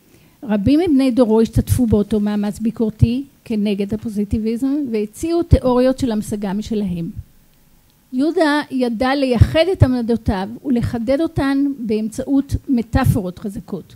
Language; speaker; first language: Hebrew; native; Hebrew